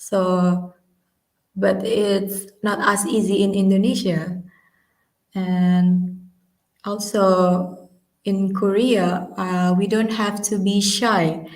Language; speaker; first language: English; non-native, learner; Indonesian